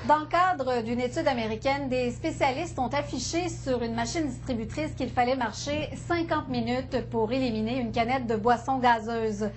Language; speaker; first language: French; native; French